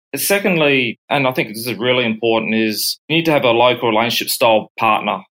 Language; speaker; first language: English; native; English